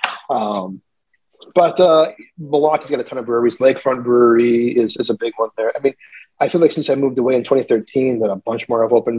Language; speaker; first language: English; native; English